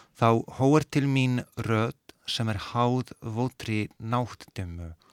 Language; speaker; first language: Icelandic; non-native, fluent; Polish